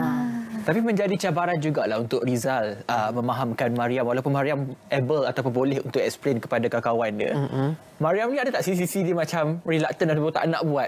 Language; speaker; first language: Malay; native; Malay